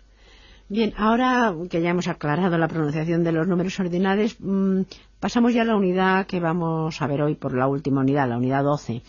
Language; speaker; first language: Spanish; native; Spanish